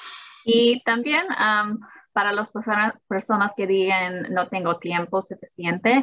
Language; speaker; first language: Spanish; early bilingual, heritage; English